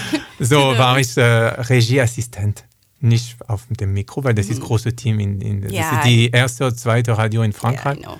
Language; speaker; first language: German; non-native, learner; French